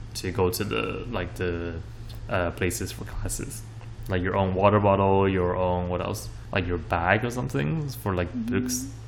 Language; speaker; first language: English; non-native, fluent; Chinese